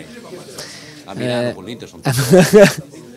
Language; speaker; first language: Italian; native; Italian